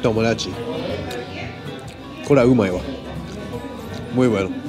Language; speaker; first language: Spanish; non-native, learner; Japanese